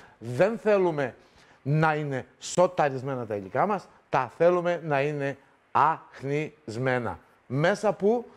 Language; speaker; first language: Greek; native; Greek